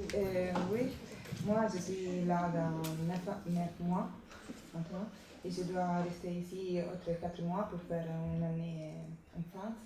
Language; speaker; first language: French; non-native, learner; Italian